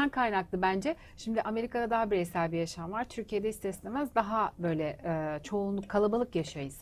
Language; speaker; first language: Turkish; native; Turkish